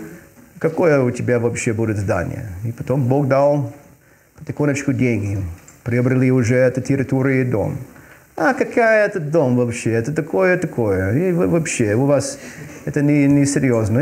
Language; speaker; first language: Russian; non-native, fluent; English